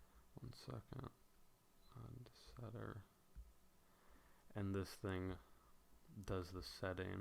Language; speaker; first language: English; native; English